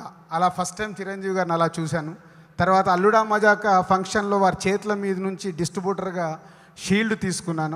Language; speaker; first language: Telugu; native; Telugu